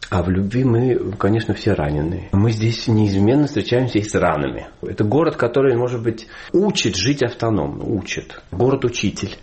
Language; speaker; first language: Russian; native; Russian